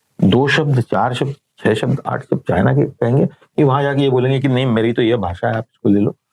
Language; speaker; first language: Hindi; native; Hindi